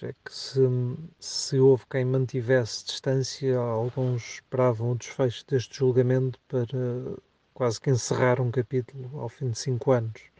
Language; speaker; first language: Portuguese; native; Portuguese